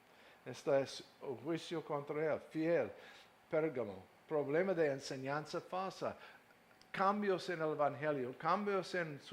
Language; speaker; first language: Spanish; non-native, fluent; English